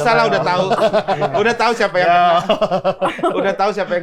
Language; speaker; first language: Indonesian; native; Indonesian